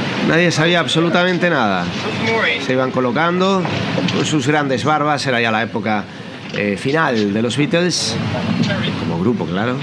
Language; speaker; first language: Spanish; native; Spanish